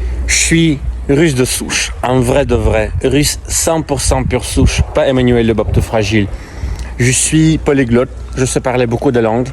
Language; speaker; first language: French; non-native, fluent; Russian